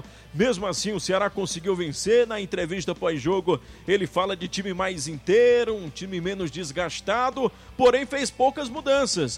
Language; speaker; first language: Portuguese; native; Portuguese